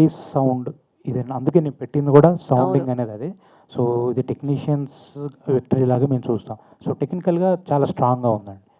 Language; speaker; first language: Telugu; native; Telugu